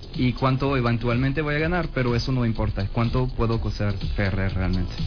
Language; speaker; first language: Spanish; non-native, fluent; French